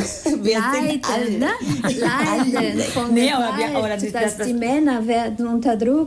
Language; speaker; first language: German; non-native, fluent; Spanish